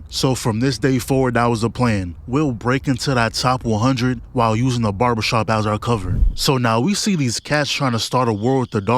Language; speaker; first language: English; native; English